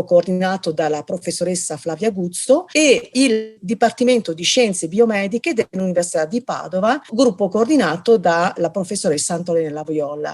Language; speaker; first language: Italian; native; Italian